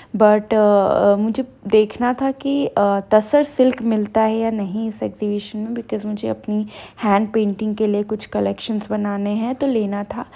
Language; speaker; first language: Hindi; native; Hindi